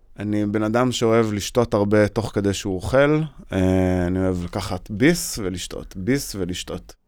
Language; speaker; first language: Hebrew; native; Hebrew